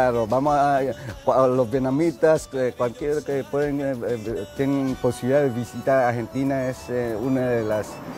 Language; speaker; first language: Spanish; non-native, fluent; Vietnamese